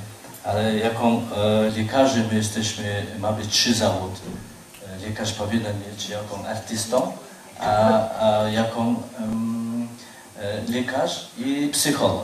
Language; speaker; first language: Polish; non-native, learner; Mongolian